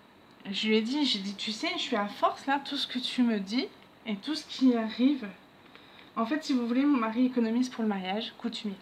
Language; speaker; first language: French; native; French